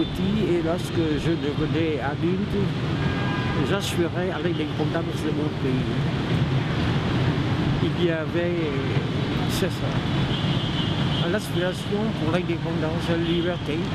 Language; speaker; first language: French; non-native, local second language; Vietnamese